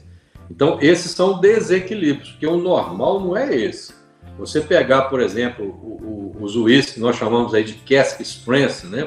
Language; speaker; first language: Portuguese; native; Portuguese